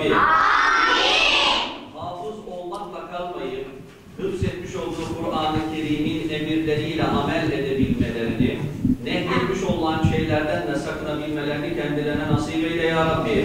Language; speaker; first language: Turkish; native; Turkish